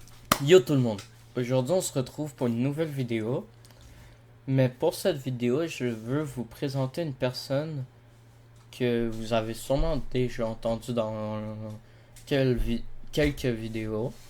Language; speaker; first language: French; native; French